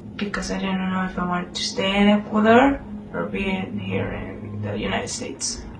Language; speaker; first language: English; early bilingual, other home language; Spanish